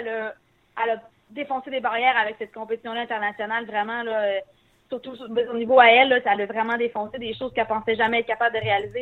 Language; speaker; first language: French; native; French